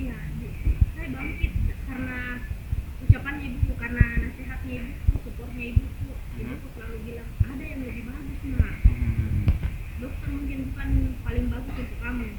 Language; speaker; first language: Indonesian; native; Indonesian